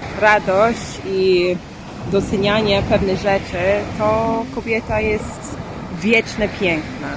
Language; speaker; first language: Polish; non-native, learner; English